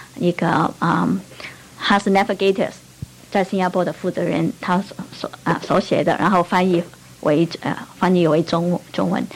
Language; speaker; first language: Chinese; non-native, local second language; Cantonese